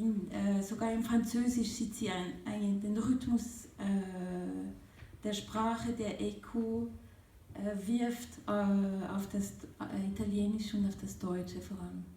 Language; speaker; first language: German; non-native, fluent; French